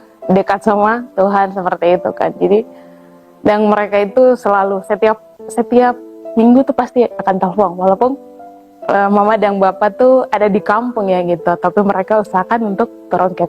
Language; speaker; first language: Indonesian; non-native, local second language; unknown